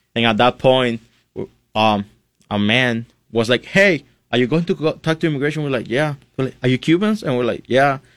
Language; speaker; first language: English; non-native, fluent; Spanish